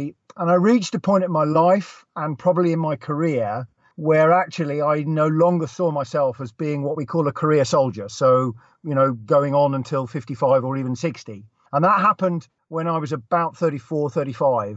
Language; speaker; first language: English; native; English